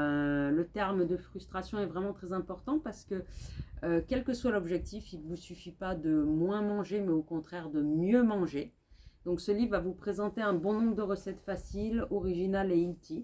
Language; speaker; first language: French; native; French